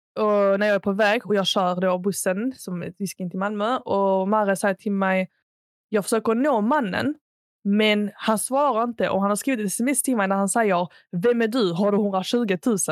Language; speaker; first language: Swedish; early bilingual, other home language; Arabic